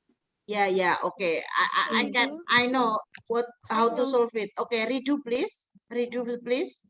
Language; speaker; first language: English; non-native, fluent; Indonesian